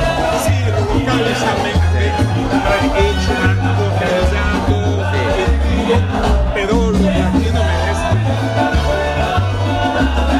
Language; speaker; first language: Spanish; non-native, learner; Portuguese